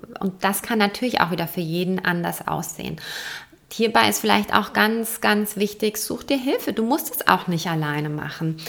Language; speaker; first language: German; native; German